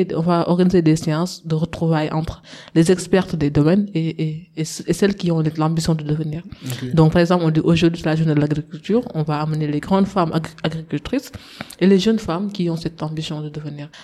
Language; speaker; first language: French; non-native, local second language; Wolof